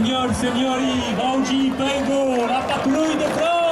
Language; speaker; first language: Italian; non-native, learner; French